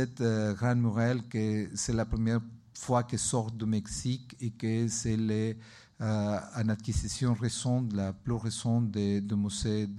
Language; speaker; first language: French; non-native, learner; Spanish